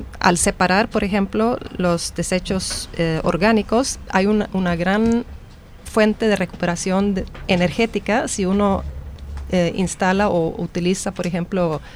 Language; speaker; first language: Spanish; non-native, fluent; Swedish